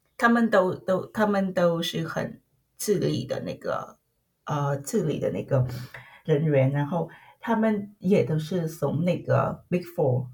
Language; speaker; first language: Chinese; non-native, fluent; Vietnamese